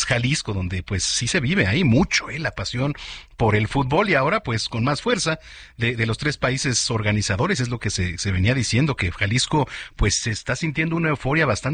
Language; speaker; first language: Spanish; native; Spanish